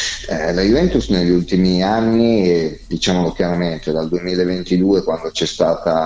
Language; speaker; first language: Italian; native; Italian